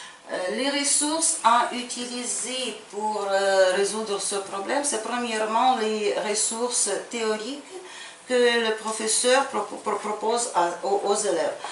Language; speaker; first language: French; non-native, fluent; Ukrainian